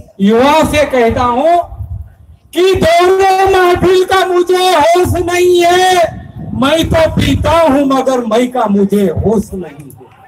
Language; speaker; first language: Hindi; non-native, local second language; Bhili